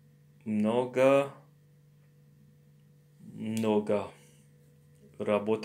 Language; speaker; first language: Russian; non-native, learner; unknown